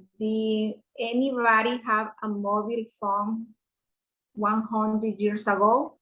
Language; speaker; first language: English; non-native, learner; Spanish